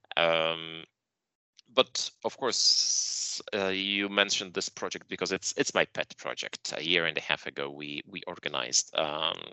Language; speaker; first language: English; non-native, fluent; Polish